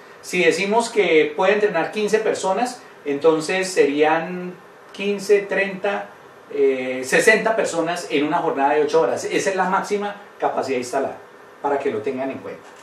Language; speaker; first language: Spanish; native; Spanish